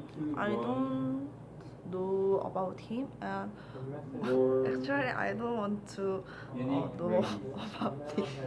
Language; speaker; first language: English; non-native, learner; Korean